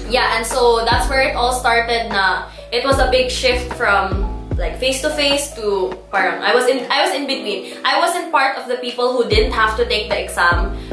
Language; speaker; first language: English; non-native, local second language; Cebuano